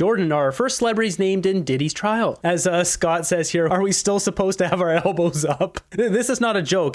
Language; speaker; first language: English; native; English